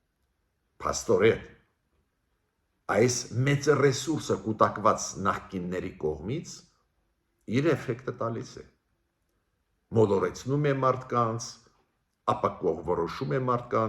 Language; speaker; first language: Armenian; native; Armenian